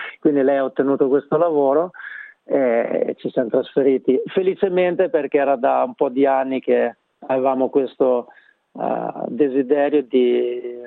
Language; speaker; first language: Italian; native; Italian